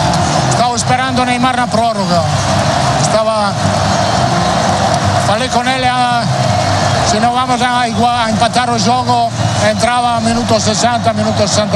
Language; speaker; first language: Portuguese; non-native, learner; Italian